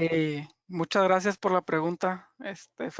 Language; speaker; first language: Spanish; native; Spanish